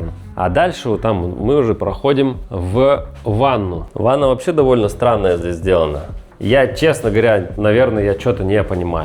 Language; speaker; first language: Russian; native; Russian